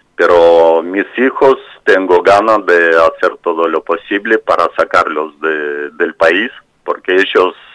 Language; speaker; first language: Spanish; non-native, fluent; Russian